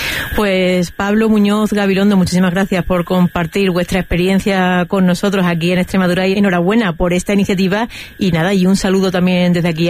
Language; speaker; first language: Spanish; native; Spanish